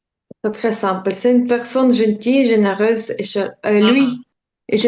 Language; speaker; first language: French; non-native, learner; Ukrainian